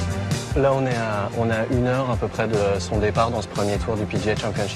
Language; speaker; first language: French; native; French